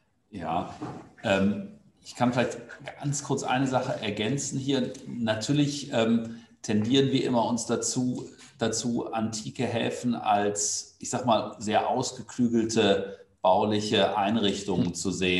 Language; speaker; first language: German; native; German